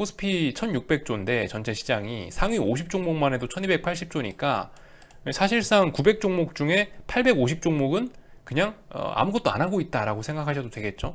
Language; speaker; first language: Korean; native; Korean